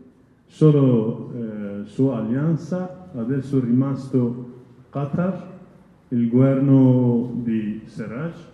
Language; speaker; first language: Italian; non-native, learner; Kurdish